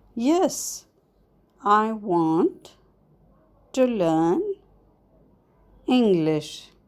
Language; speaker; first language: English; non-native, fluent; Arabic